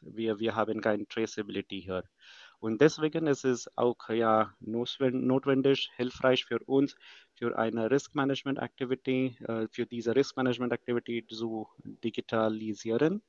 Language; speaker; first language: German; non-native, fluent; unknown